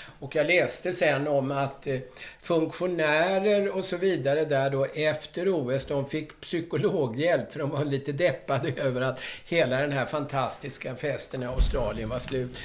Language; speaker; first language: Swedish; native; Swedish